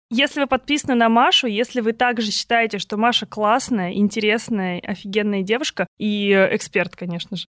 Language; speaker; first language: Russian; native; Russian